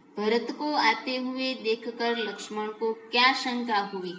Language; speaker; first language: Hindi; non-native, local second language; Gujarati